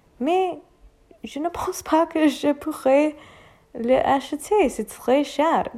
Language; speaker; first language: French; non-native, learner; English